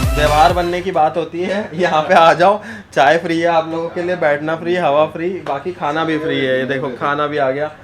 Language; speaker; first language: Hindi; native; Hindi